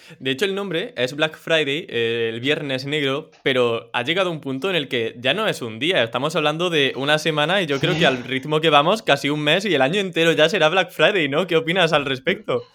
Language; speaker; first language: Spanish; native; Spanish